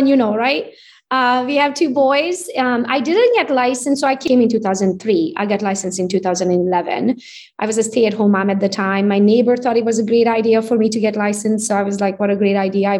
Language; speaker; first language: English; non-native, fluent; Hungarian